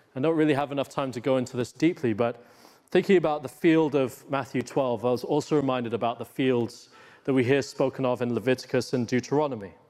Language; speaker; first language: English; native; English